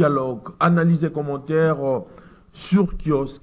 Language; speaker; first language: French; non-native, local second language; Lingala